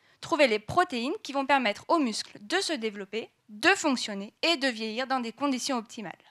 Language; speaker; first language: French; native; French